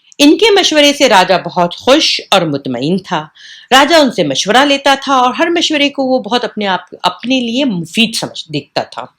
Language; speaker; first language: Urdu; native; Urdu